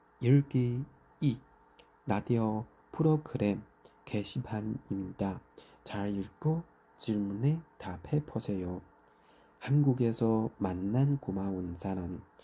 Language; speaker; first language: Korean; non-native, learner; Chinese